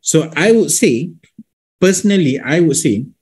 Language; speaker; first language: English; non-native, local second language; Malay